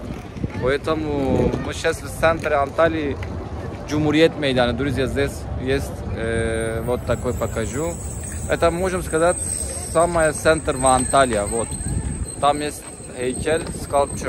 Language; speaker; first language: Russian; non-native, learner; Turkish